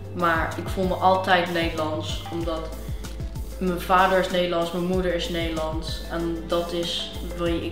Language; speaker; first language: Dutch; early bilingual, heritage; Dutch